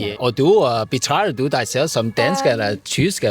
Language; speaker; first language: Danish; non-native, learner; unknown